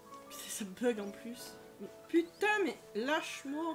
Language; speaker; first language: French; native; French